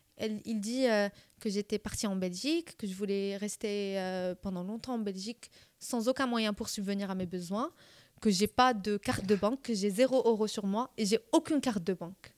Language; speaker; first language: French; non-native, local second language; Arabic